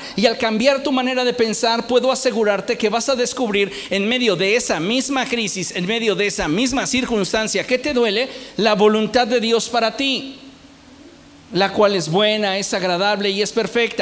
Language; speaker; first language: Spanish; native; Spanish